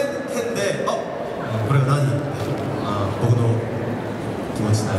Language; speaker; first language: Japanese; non-native, learner; Korean